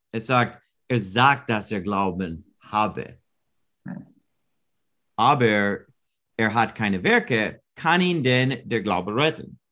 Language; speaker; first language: German; non-native, learner; English